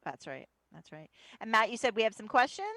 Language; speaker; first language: English; native; English